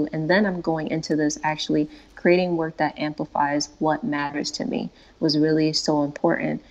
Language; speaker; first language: English; native; English